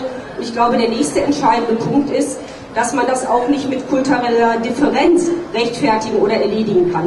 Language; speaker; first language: German; native; German